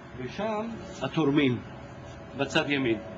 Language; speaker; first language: Hebrew; non-native, fluent; Ladino